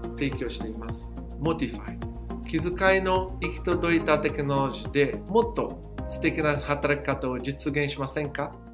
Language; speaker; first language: Japanese; non-native, fluent; Portuguese